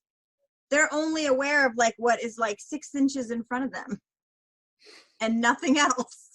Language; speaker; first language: English; native; English